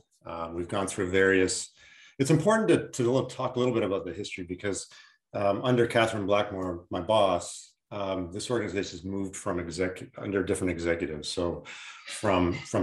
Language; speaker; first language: English; native; English